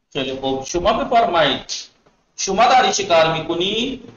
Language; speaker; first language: Persian; non-native, fluent; Urdu